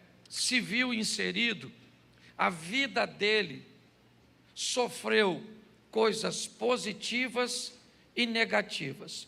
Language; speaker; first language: Portuguese; native; Portuguese